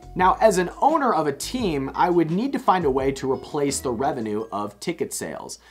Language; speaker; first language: English; native; English